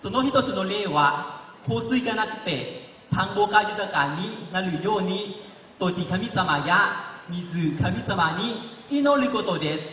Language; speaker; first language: Japanese; non-native, learner; Lao